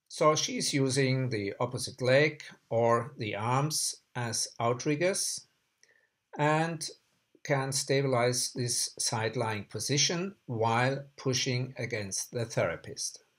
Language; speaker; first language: English; non-native, fluent; German